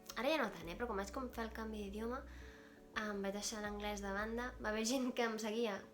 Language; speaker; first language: Catalan; non-native, local second language; Spanish